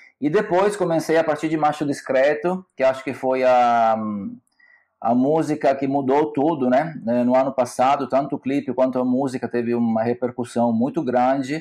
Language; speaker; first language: Portuguese; non-native, fluent; Italian